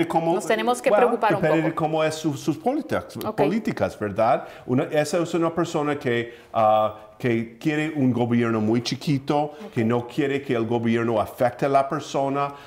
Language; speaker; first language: Spanish; early bilingual, heritage; English